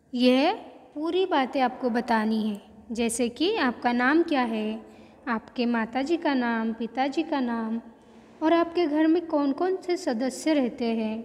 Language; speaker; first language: Hindi; non-native, local second language; Marathi